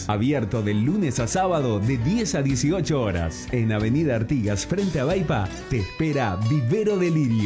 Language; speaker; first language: Spanish; native; Spanish